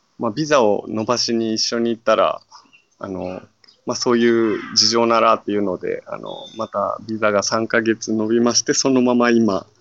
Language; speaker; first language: Japanese; native; Japanese